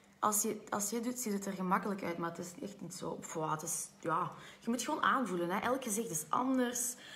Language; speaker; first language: Dutch; native; Dutch